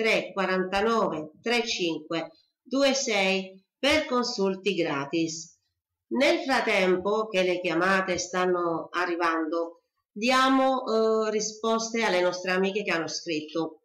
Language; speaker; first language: Italian; native; Italian